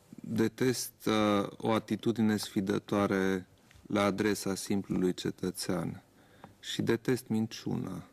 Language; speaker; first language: Romanian; non-native, local second language; German